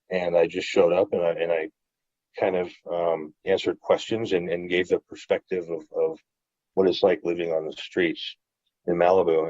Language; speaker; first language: English; native; English